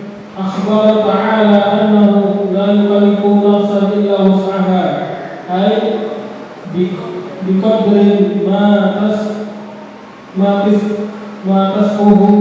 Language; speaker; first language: Arabic; non-native, fluent; Indonesian